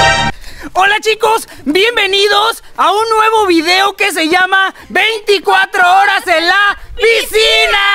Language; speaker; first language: Spanish; native; Spanish